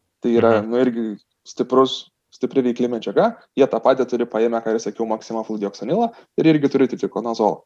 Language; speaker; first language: Lithuanian; native; Lithuanian